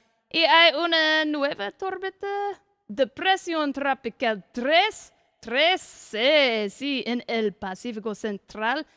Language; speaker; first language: Spanish; non-native, learner; English